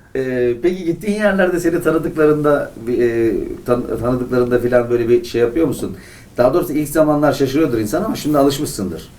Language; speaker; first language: Turkish; native; Turkish